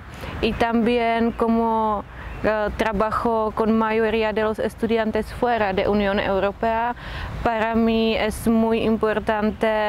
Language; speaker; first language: Spanish; non-native, fluent; Czech